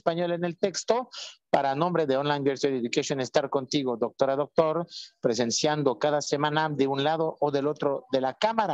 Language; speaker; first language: Spanish; native; Spanish